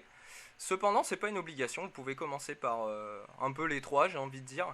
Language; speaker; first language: French; native; French